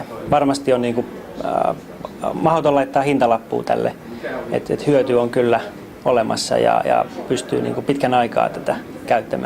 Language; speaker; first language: Finnish; native; Finnish